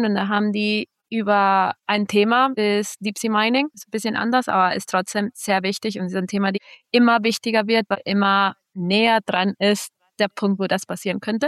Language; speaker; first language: German; non-native, fluent; Spanish